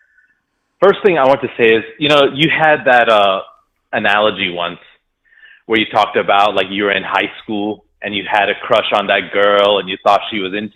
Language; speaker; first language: English; native; English